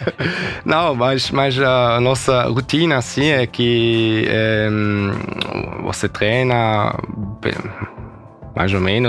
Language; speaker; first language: Portuguese; early bilingual, heritage; German